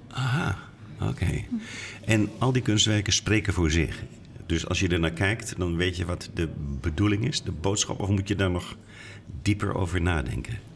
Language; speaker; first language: Dutch; native; Dutch